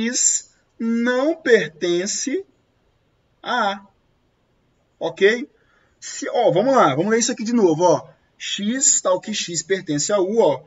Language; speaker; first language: Portuguese; native; Portuguese